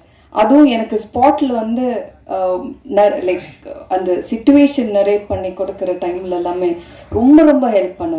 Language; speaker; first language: Tamil; non-native, fluent; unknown